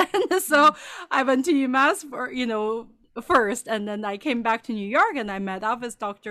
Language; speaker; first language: English; non-native, fluent; Chinese